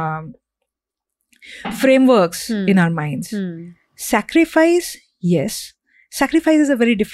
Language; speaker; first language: English; non-native, local second language; Bangla